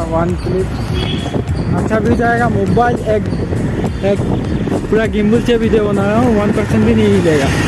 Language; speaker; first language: Hindi; non-native, local second language; Assamese